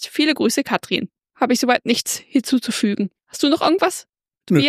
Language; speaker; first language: German; native; German